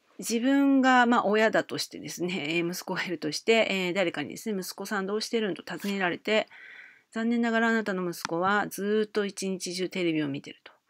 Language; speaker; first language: Japanese; native; Japanese